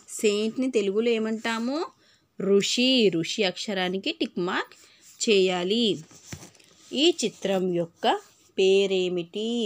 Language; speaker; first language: Telugu; non-native, local second language; Urdu